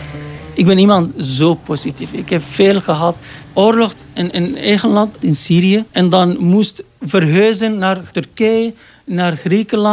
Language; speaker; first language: Dutch; non-native, learner; Arabic